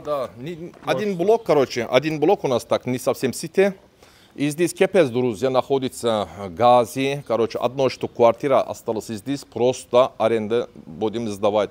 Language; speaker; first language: Russian; non-native, learner; Turkish